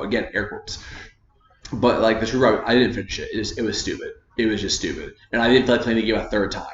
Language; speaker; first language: English; native; English